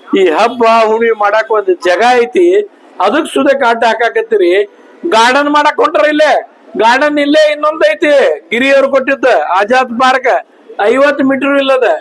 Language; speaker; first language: Kannada; native; Kannada